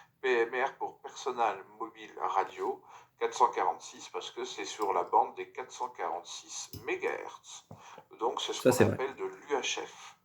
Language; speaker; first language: French; native; French